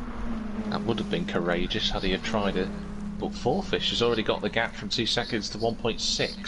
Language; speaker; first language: English; native; English